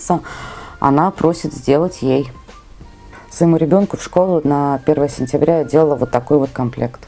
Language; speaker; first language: Russian; native; Russian